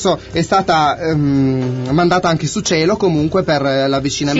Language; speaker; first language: Italian; native; Italian